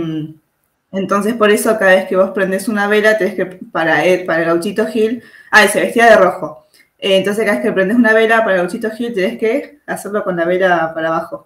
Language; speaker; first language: Spanish; native; Spanish